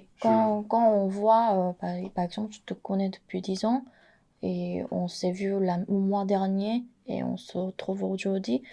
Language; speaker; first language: French; non-native, fluent; Korean